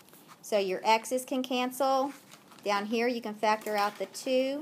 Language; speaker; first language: English; native; English